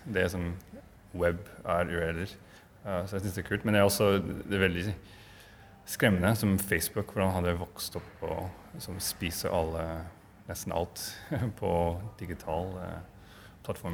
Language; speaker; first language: Norwegian; non-native, fluent; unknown